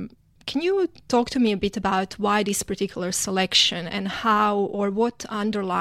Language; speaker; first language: English; non-native, fluent; Croatian